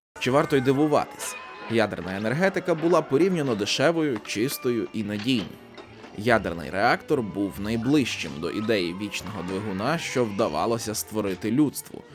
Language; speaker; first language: Ukrainian; native; Ukrainian